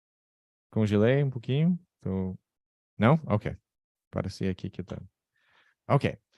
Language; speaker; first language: Portuguese; non-native, fluent; English